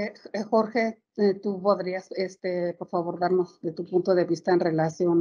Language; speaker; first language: Spanish; native; Spanish